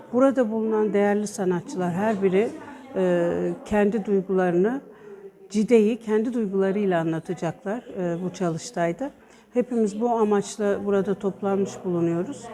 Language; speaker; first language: Turkish; native; Turkish